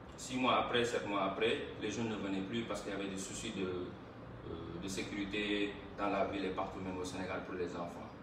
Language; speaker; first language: French; non-native, local second language; Wolof